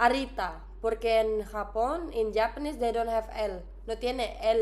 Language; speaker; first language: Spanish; non-native, learner; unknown